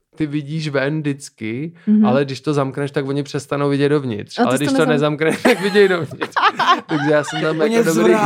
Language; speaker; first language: Czech; native; Czech